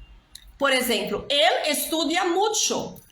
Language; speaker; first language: Spanish; non-native, fluent; Portuguese